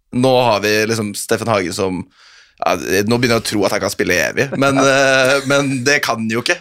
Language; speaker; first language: Norwegian; native; Norwegian